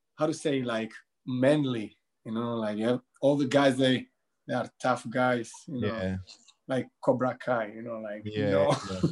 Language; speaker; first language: English; non-native, fluent; Albanian